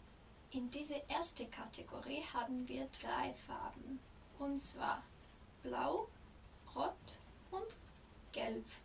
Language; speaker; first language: German; non-native, fluent; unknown